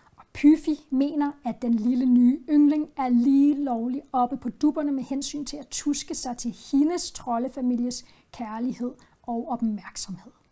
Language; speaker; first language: Danish; native; Danish